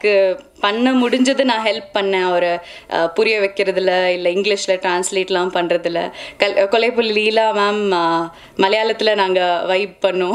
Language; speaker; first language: Tamil; non-native, local second language; Malayalam